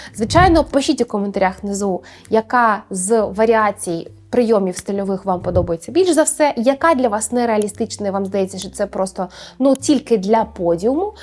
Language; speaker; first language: Ukrainian; native; Ukrainian